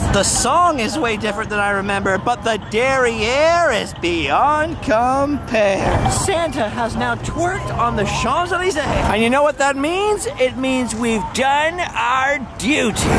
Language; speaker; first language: English; native; English